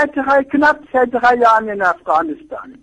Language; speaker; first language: German; non-native, fluent; Persian